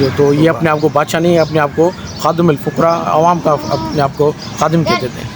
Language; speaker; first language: Urdu; non-native, local second language; Sindhi